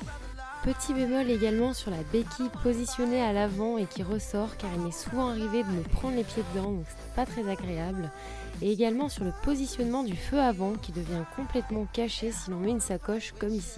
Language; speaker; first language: French; native; French